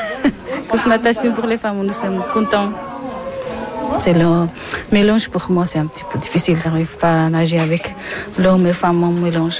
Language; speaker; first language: French; non-native, learner; Persian